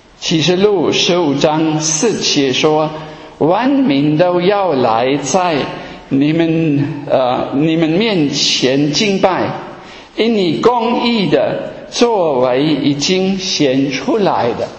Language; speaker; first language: Chinese; non-native, fluent; German